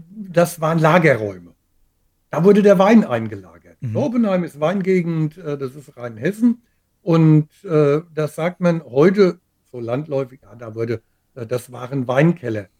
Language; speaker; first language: German; native; German